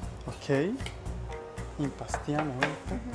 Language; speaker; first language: Italian; non-native, learner; Japanese